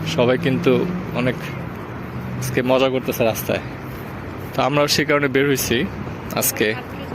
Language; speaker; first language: Bangla; native; Bangla